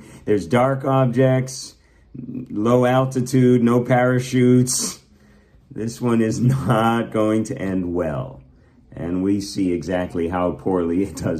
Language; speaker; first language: English; native; English